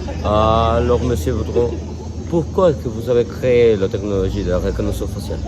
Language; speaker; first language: French; non-native, learner; Spanish